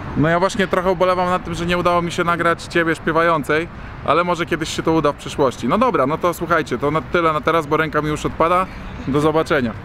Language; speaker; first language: Polish; native; Polish